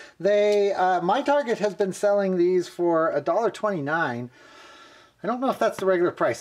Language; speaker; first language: English; native; English